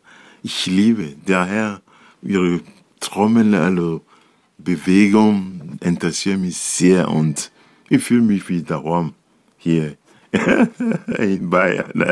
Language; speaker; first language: German; non-native, learner; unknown